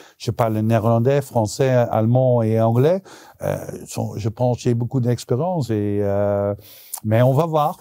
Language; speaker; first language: French; non-native, local second language; Dutch